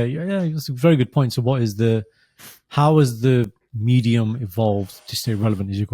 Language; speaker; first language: English; early bilingual, other home language; Punjabi